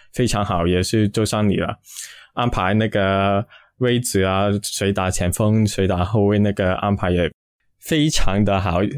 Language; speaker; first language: Chinese; non-native, local second language; Cantonese